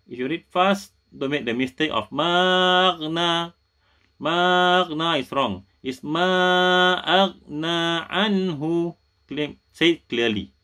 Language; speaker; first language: English; non-native, local second language; Malay